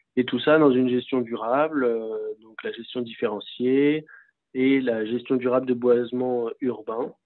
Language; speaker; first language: French; native; French